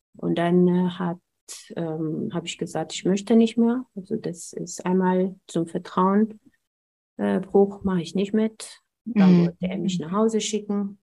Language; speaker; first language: German; non-native, fluent; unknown